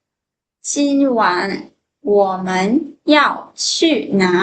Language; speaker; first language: Chinese; non-native, fluent; Lao